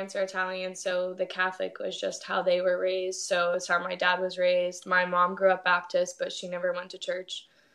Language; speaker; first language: English; native; English